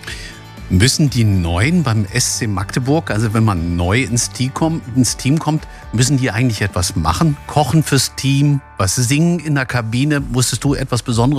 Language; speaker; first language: German; native; German